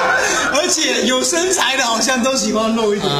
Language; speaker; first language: Chinese; native; Chinese